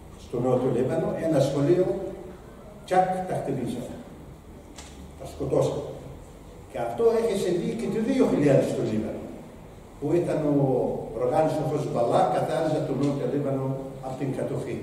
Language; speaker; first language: Greek; non-native, learner; Arabic